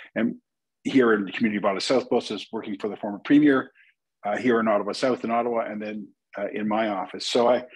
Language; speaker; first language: English; native; English